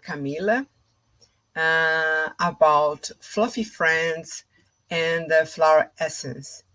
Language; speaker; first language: English; non-native, fluent; Portuguese